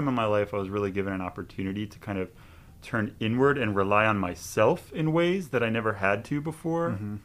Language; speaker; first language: English; native; English